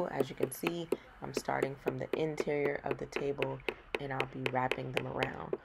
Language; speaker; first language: English; native; English